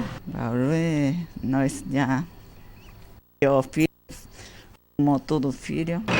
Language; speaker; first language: Portuguese; early bilingual, other home language; Japanese